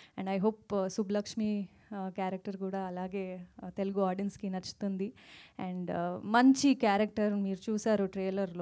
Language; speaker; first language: Telugu; non-native, local second language; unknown